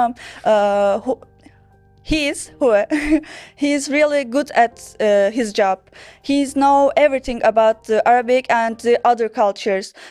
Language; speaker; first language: English; non-native, learner; Turkish